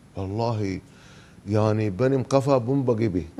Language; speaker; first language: Turkish; non-native, learner; Arabic